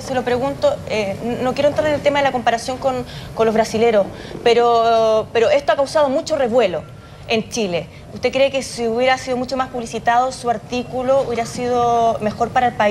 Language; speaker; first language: Spanish; native; Spanish